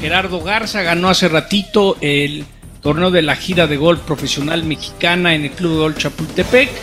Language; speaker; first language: Spanish; native; Spanish